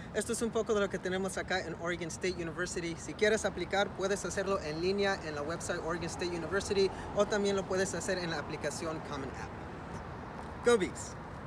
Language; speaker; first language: Spanish; early bilingual, heritage; Spanish